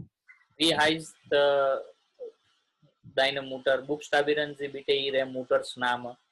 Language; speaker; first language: German; non-native, fluent; Gujarati